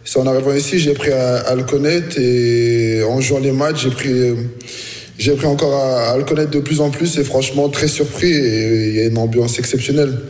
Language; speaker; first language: French; native; French